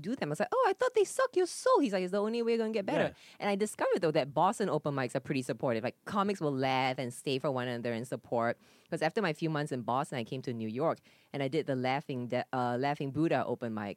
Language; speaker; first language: English; native; English